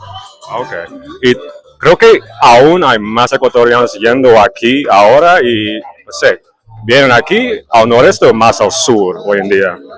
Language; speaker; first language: Spanish; non-native, learner; English